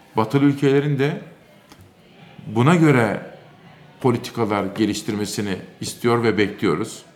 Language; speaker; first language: Turkish; native; Turkish